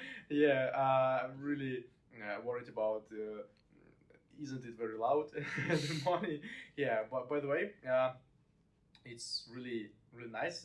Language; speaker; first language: English; non-native, learner; Russian